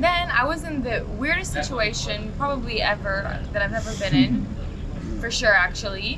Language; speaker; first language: English; early bilingual, heritage; English